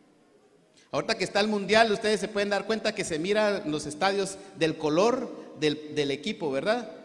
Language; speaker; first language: Spanish; native; Spanish